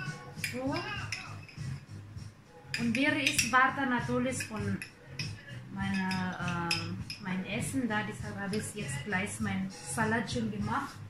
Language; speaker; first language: German; non-native, learner; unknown